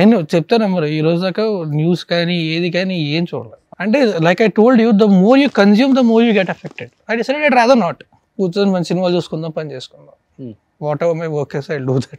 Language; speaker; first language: Telugu; native; Telugu